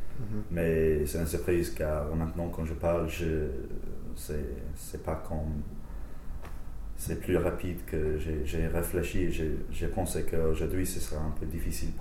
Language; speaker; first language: French; non-native, fluent; English